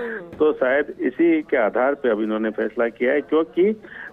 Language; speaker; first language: Hindi; native; Hindi